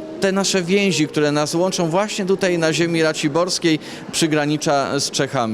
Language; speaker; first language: Polish; native; Polish